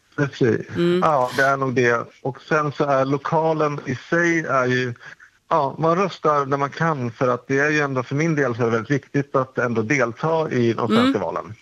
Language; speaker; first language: Swedish; native; Swedish